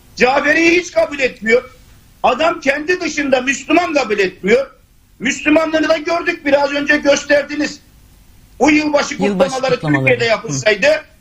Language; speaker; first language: Turkish; native; Turkish